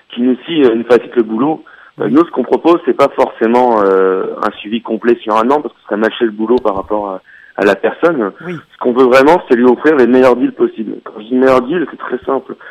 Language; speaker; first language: French; native; French